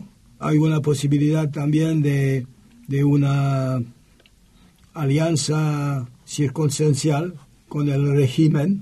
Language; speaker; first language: Spanish; non-native, learner; French